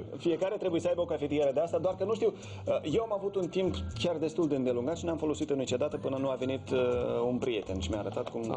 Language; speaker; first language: Romanian; native; Romanian